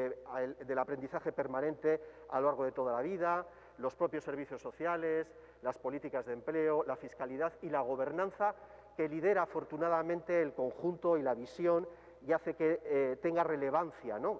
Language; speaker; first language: Spanish; native; Spanish